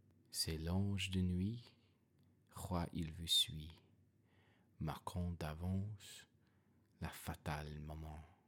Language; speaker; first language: French; non-native, learner; English